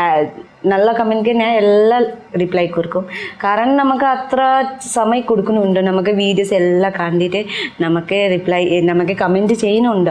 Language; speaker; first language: Malayalam; non-native, learner; Nepali